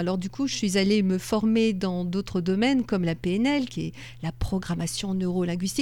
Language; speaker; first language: French; native; French